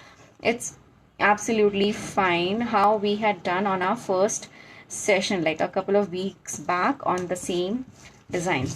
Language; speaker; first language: English; non-native, local second language; Hindi